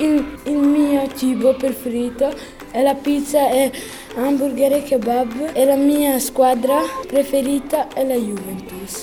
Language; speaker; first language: Italian; early bilingual, other home language; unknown